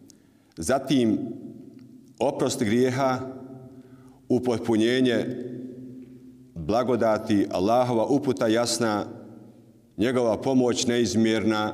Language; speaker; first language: Bosnian; native; Bosnian